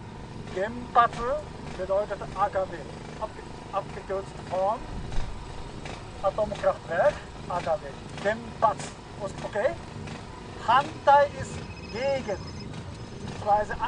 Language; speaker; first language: German; non-native, fluent; Japanese